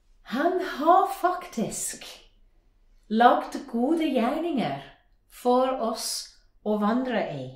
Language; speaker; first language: Norwegian; non-native, fluent; English